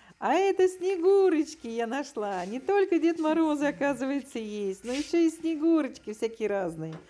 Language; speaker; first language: Russian; native; Russian